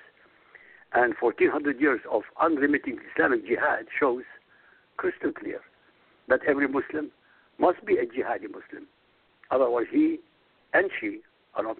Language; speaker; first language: English; non-native, fluent; Arabic